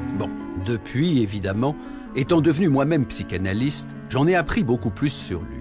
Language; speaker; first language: French; native; French